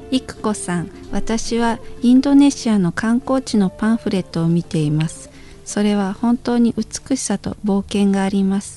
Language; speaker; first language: Japanese; non-native, fluent; Indonesian